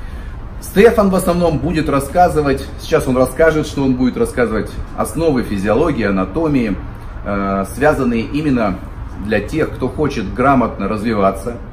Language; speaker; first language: Russian; native; Russian